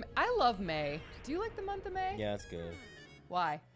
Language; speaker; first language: English; native; English